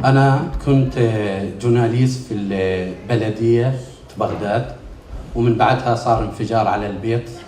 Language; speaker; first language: Arabic; native; Arabic